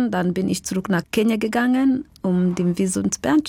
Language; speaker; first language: German; non-native, fluent; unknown